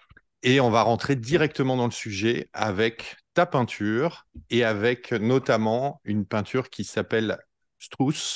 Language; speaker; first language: French; native; French